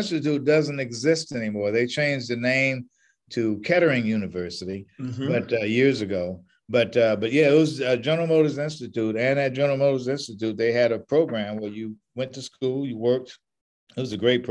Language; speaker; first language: English; native; English